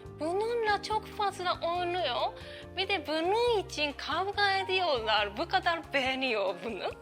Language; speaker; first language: Turkish; non-native, learner; Japanese